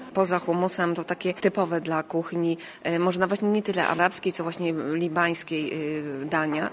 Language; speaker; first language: Polish; native; Polish